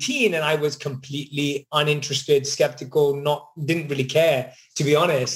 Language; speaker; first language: English; native; English